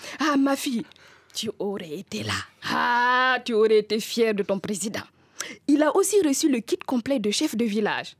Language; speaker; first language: French; non-native, local second language; Mossi